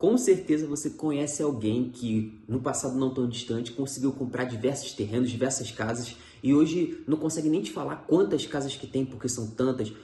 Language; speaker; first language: Portuguese; native; Portuguese